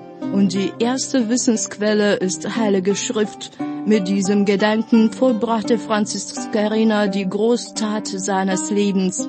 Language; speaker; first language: German; non-native, fluent; Russian